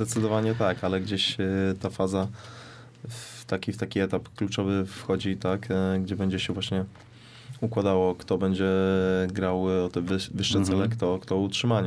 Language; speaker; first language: Polish; native; Polish